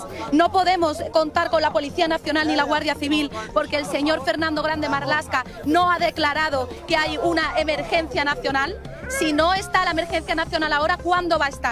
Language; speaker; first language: Spanish; native; Spanish